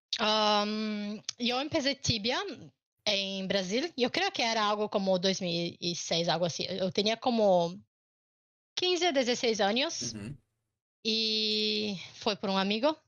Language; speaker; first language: Spanish; non-native, learner; Portuguese